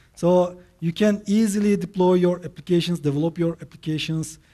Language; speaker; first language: English; non-native, fluent; Turkish